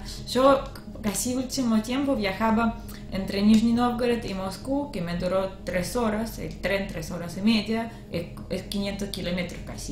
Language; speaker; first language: Spanish; non-native, learner; Russian